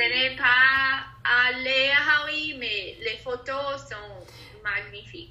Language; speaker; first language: French; non-native, learner; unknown